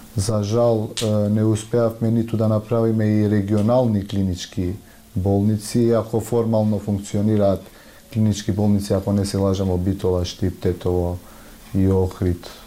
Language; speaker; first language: Macedonian; non-native, local second language; Albanian